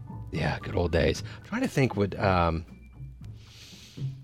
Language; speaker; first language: English; native; English